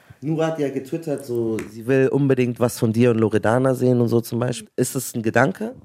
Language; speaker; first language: German; native; German